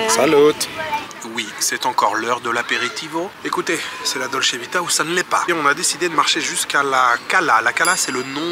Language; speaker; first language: French; native; French